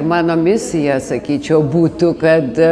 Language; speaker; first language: Lithuanian; early bilingual, heritage; Lithuanian